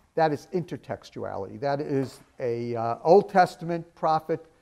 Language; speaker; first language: English; native; English